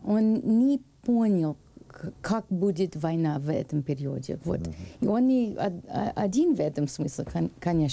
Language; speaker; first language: Russian; non-native, learner; English